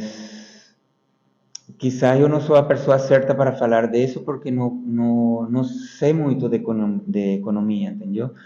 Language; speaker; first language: Portuguese; non-native, fluent; Spanish